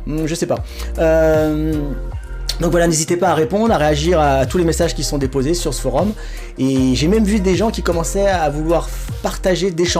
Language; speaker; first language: French; native; French